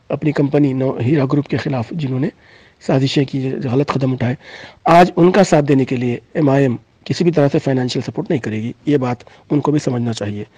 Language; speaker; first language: Urdu; native; Urdu